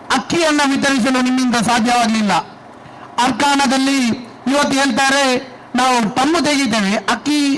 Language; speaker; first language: Kannada; non-native, local second language; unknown